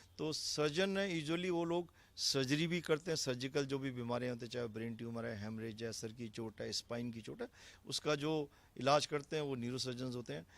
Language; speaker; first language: Hindi; native; Hindi